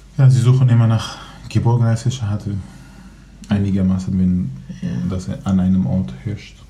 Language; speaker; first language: German; non-native, fluent; Kurdish